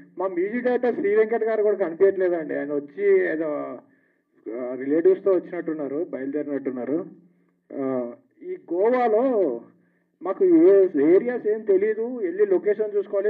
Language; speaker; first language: Telugu; native; Telugu